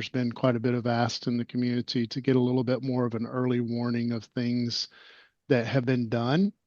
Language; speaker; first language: English; native; English